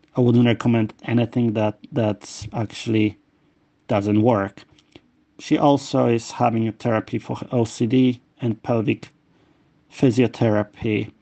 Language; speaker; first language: English; non-native, fluent; Polish